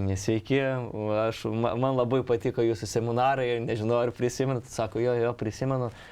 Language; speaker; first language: Lithuanian; non-native, local second language; Polish